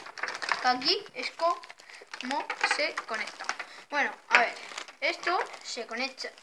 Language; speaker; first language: Spanish; native; Spanish